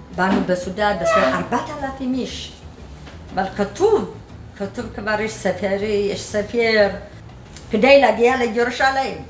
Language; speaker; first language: Hebrew; non-native, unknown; Amharic